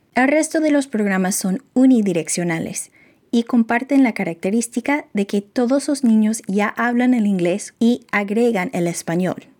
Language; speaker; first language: Spanish; non-native, fluent; English